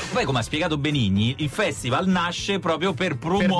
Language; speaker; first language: Italian; native; Italian